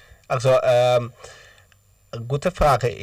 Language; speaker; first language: German; non-native, learner; Russian